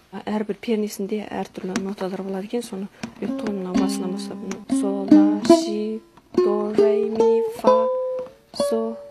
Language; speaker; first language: Kazakh; native; Kazakh